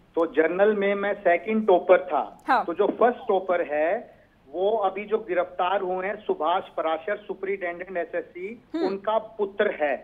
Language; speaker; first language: Hindi; native; Hindi